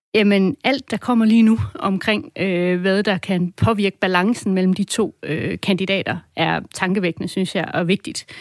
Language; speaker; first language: Danish; native; Danish